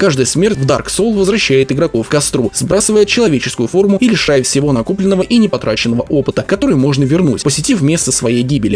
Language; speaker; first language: Russian; native; Russian